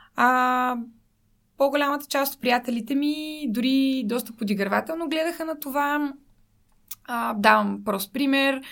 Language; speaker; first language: Bulgarian; native; Bulgarian